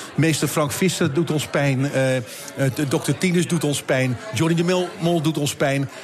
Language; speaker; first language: Dutch; native; Dutch